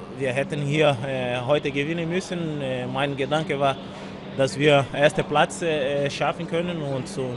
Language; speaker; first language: German; non-native, learner; Portuguese